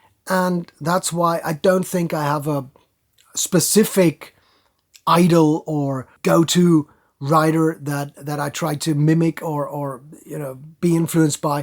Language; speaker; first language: English; non-native, fluent; German